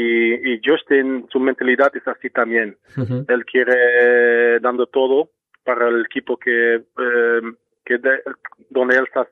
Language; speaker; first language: Spanish; non-native, fluent; Dutch